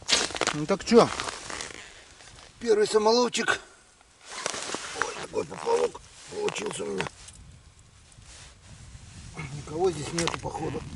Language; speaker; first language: Russian; native; Russian